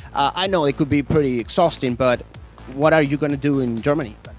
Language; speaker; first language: English; non-native, fluent; Spanish